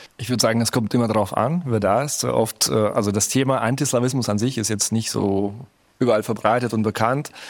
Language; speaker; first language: German; early bilingual, other home language; Russian